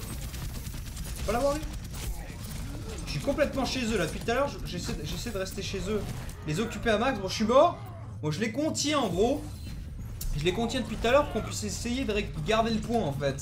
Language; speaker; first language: French; native; French